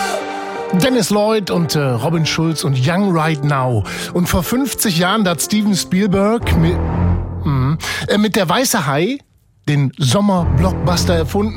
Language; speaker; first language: German; native; German